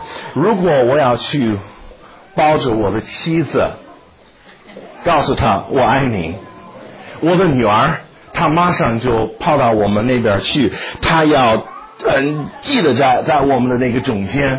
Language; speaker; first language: Chinese; non-native, fluent; English